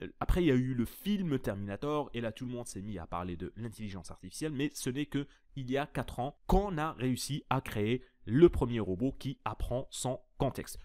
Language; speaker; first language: French; native; French